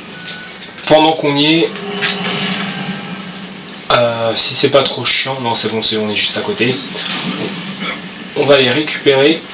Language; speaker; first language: French; native; French